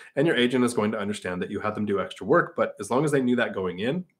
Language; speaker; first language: English; native; English